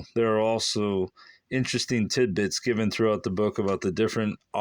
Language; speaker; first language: English; native; English